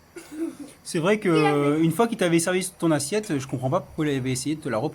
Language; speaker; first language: French; native; French